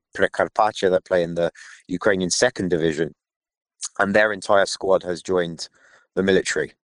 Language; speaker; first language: English; native; English